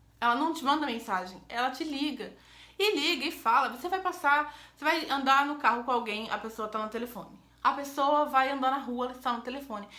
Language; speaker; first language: Portuguese; native; Portuguese